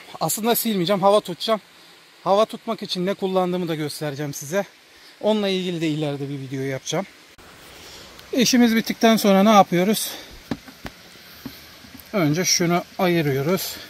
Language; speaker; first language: Turkish; native; Turkish